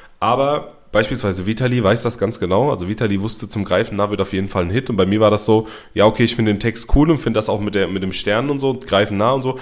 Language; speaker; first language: German; native; German